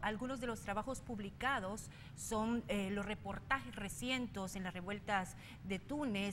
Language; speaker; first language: Spanish; native; Spanish